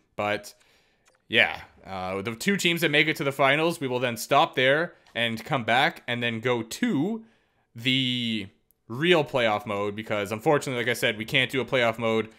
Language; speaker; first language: English; native; English